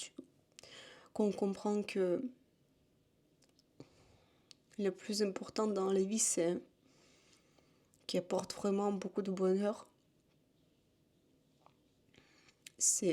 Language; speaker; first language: French; non-native, fluent; Russian